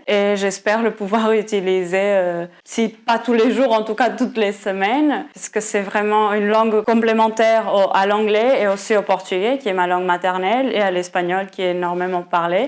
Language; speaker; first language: French; non-native, fluent; Portuguese